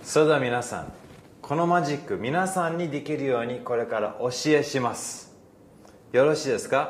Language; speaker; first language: Japanese; early bilingual, heritage; English